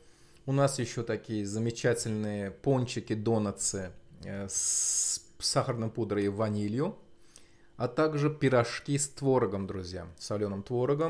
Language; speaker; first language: Russian; non-native, fluent; Azerbaijani